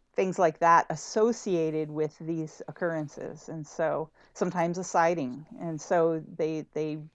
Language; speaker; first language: English; native; English